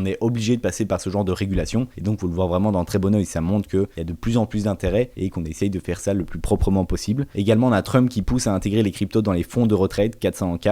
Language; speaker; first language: French; native; French